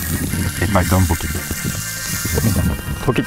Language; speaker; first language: Spanish; non-native, learner; French